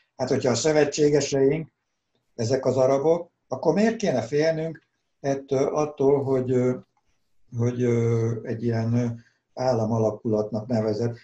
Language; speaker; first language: Hungarian; native; Hungarian